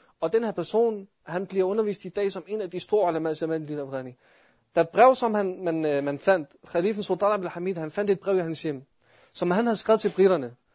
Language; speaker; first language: Danish; early bilingual, other home language; Arabic